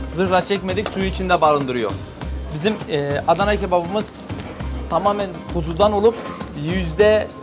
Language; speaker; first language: Turkish; native; Turkish